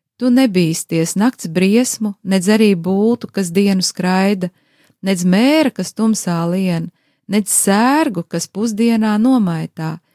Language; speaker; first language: Latvian; native; Latvian